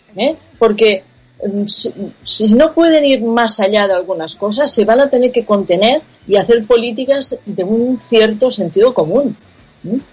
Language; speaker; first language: Spanish; non-native, local second language; Catalan